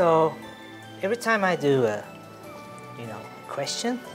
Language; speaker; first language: English; non-native, fluent; Japanese